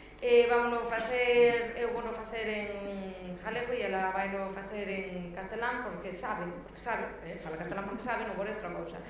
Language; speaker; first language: Galician; native; Galician